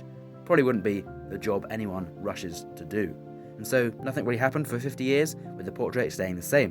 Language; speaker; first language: English; native; English